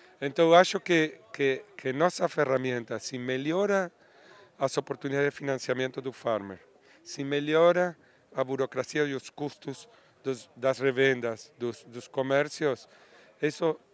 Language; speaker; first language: Portuguese; non-native, fluent; Spanish